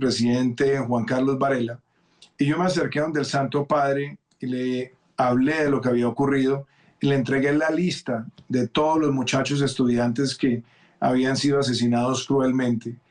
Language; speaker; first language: Spanish; native; Spanish